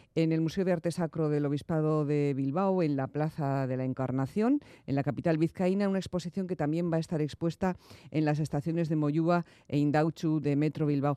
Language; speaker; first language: Spanish; native; Spanish